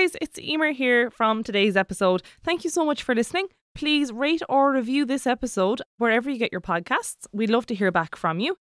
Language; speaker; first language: English; native; English